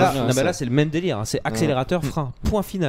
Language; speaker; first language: French; native; French